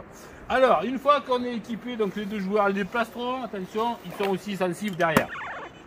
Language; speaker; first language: French; native; French